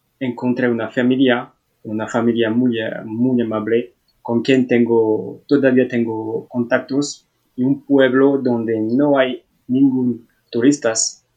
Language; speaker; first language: Spanish; non-native, learner; French